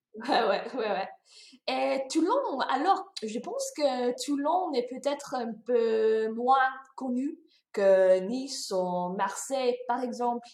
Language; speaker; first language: French; non-native, fluent; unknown